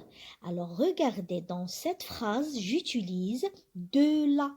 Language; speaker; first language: French; non-native, local second language; Arabic